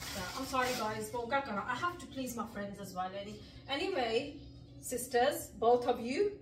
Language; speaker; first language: English; early bilingual, other home language; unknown